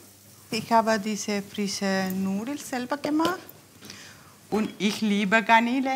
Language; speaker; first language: German; non-native, learner; Tamil